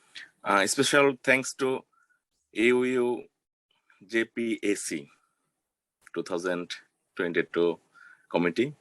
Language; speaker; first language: English; non-native, learner; Bangla